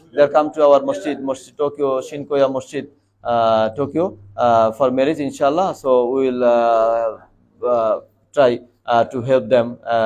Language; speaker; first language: English; non-native, local second language; Bangla